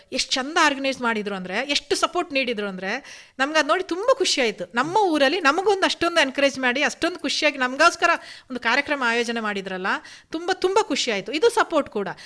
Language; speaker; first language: Kannada; non-native, local second language; Kodava